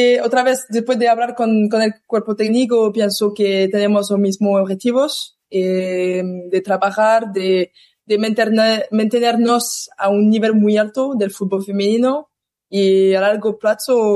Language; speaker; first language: Spanish; non-native, learner; French